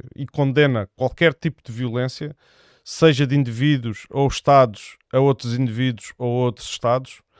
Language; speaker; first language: Portuguese; native; Portuguese